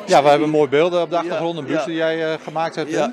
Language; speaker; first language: Dutch; native; Dutch